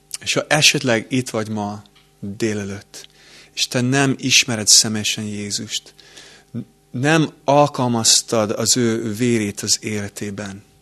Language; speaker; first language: Hungarian; non-native, fluent; English